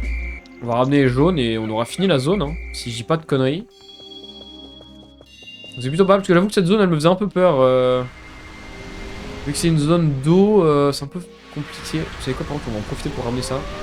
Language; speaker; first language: French; native; French